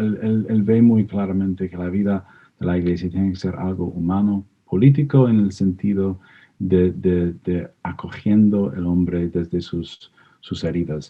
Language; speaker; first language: Spanish; non-native, fluent; English